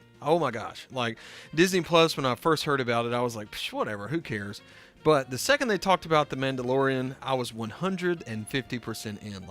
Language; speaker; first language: English; native; English